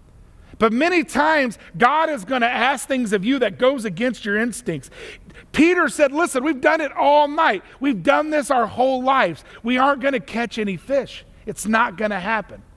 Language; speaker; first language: English; native; English